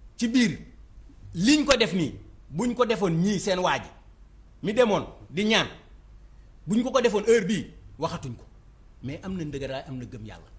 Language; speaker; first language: Wolof; native; Wolof